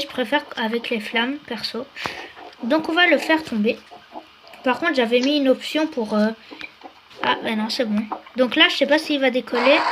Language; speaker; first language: French; native; French